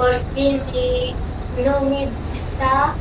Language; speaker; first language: Spanish; non-native, learner; French